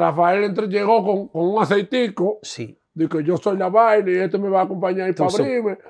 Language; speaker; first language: Spanish; native; Spanish